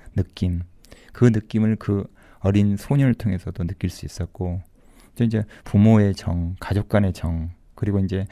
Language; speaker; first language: Korean; native; Korean